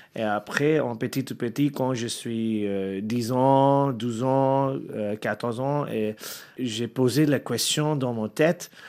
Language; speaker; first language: French; non-native, learner; Arabic